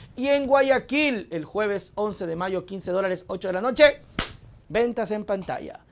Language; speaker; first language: Spanish; native; Spanish